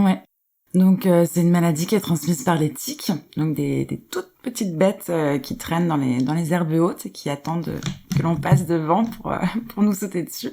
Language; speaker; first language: French; native; French